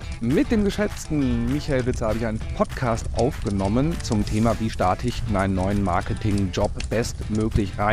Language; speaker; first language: German; native; German